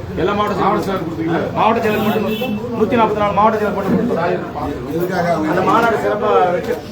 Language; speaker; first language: Tamil; native; Tamil